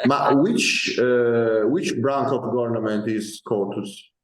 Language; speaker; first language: English; non-native, learner; Italian